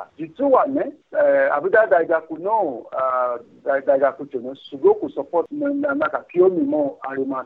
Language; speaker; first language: Japanese; non-native, fluent; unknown